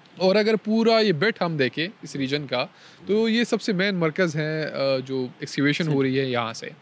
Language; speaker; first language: Urdu; non-native, local second language; Pashto